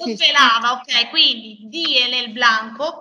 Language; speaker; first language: Italian; native; Italian